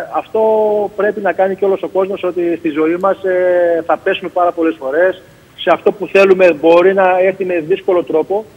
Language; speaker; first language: Greek; native; Greek